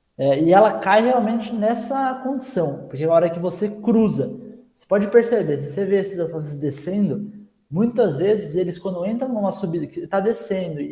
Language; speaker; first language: Portuguese; native; Portuguese